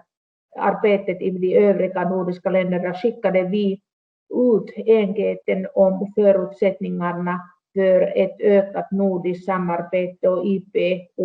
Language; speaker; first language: Swedish; non-native, local second language; Finnish